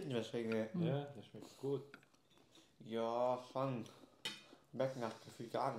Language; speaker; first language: German; native; German